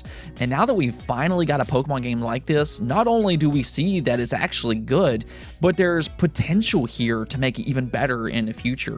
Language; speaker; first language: English; native; English